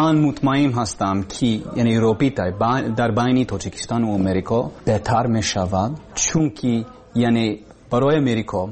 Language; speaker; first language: Persian; non-native, learner; English